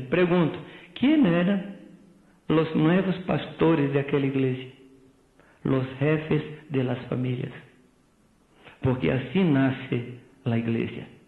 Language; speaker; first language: Spanish; non-native, fluent; Portuguese